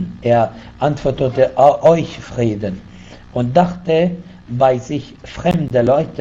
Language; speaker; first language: German; non-native, fluent; Arabic